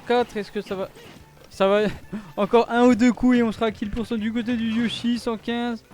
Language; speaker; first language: French; native; French